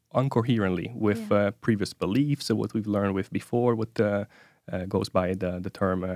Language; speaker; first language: English; non-native, fluent; Italian